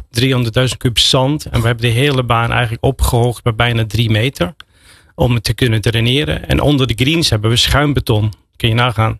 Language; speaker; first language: Dutch; non-native, fluent; English